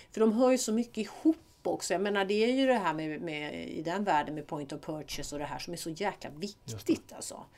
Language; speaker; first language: Swedish; native; Swedish